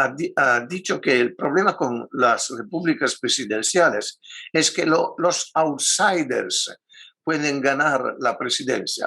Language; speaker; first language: Spanish; non-native, fluent; Italian